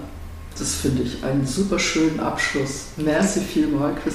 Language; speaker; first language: German; native; German